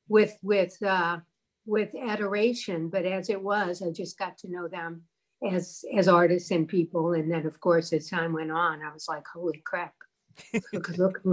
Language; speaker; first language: English; native; English